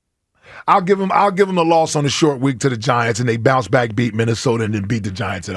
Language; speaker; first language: English; native; English